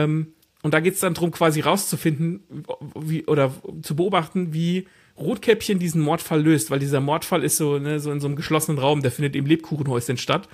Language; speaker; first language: German; native; German